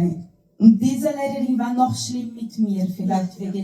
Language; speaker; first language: German; non-native, learner; Portuguese